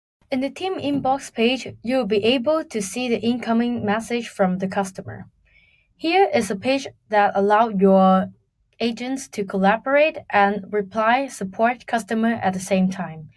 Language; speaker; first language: English; non-native, fluent; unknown